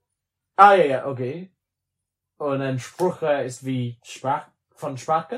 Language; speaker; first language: German; non-native, learner; English